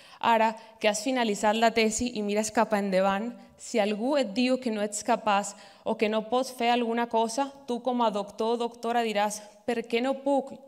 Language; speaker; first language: Catalan; non-native, fluent; Spanish